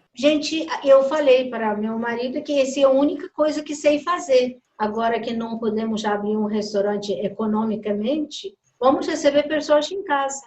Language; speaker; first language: Portuguese; non-native, fluent; Persian